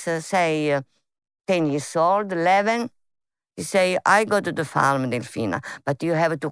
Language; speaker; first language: English; non-native, learner; Italian